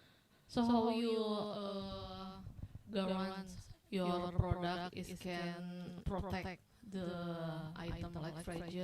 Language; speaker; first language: English; non-native, learner; Indonesian